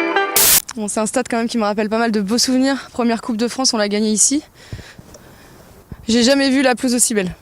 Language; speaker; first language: French; native; French